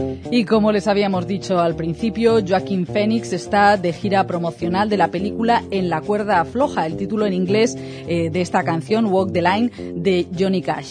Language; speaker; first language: Spanish; native; Spanish